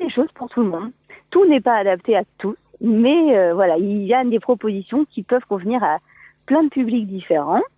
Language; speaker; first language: French; native; French